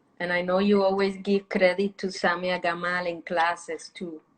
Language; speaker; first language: English; non-native, fluent; Spanish